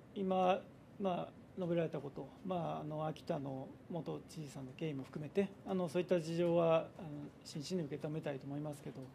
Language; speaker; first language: Japanese; native; Japanese